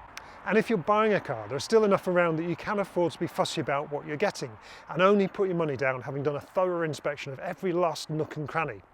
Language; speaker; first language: English; native; English